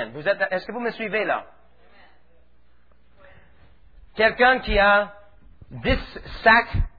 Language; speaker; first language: French; native; French